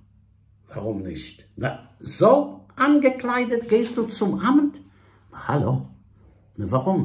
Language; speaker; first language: German; non-native, fluent; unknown